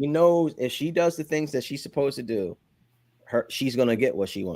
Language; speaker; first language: English; native; English